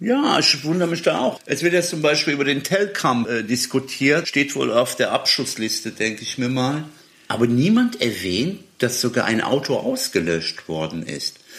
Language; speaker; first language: German; early bilingual, other home language; Turkish